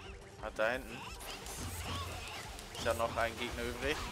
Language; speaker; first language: German; native; German